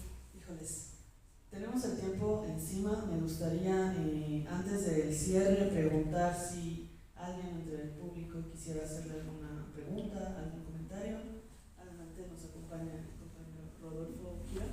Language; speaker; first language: Spanish; native; Spanish